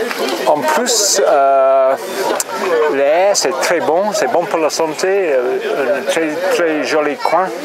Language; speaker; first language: French; non-native, learner; English